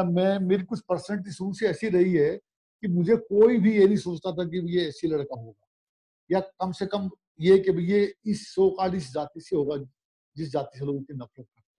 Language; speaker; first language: Hindi; native; Hindi